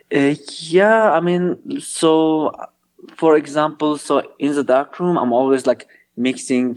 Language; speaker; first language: English; non-native, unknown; Kurdish